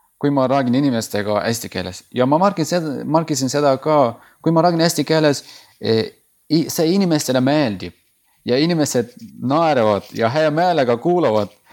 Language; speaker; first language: Estonian; non-native, learner; Turkish